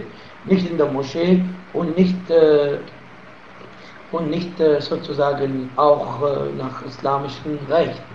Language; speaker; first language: German; non-native, fluent; Arabic